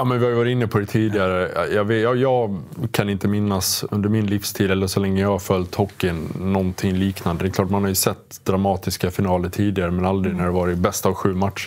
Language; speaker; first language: Swedish; native; Swedish